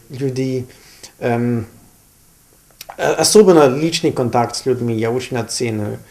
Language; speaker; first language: Russian; non-native, learner; German